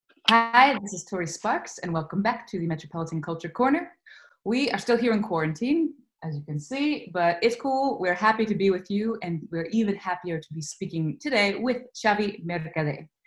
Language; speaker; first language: English; native; English